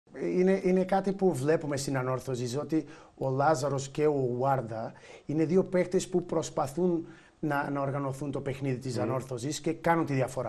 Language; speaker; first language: Greek; non-native, fluent; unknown